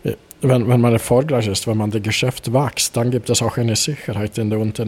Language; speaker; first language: German; non-native, fluent; Swedish